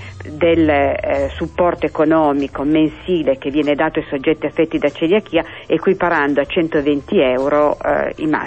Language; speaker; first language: Italian; native; Italian